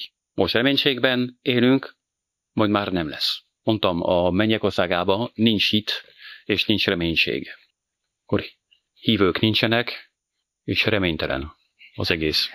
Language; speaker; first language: Hungarian; non-native, fluent; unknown